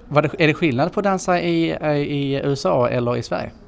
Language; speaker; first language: Swedish; native; Swedish